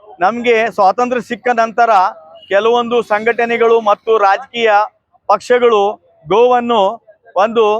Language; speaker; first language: Kannada; non-native, local second language; Urdu